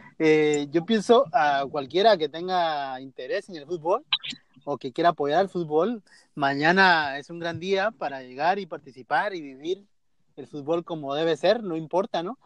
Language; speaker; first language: Spanish; native; Spanish